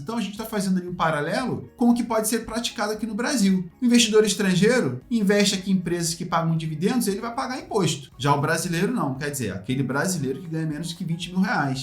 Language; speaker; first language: Portuguese; native; Portuguese